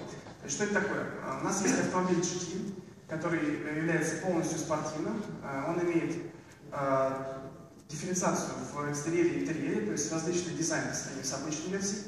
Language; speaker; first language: Russian; native; Russian